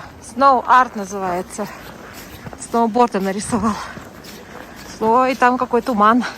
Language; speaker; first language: Russian; native; Russian